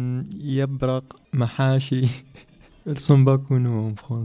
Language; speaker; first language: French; non-native, learner; Arabic